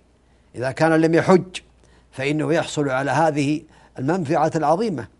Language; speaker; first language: Arabic; native; Arabic